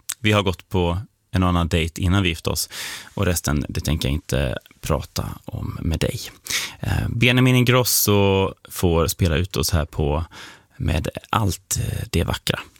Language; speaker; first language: Swedish; native; Swedish